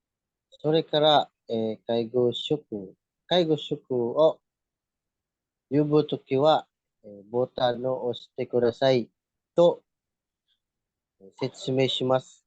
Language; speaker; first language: Japanese; non-native, learner; Cebuano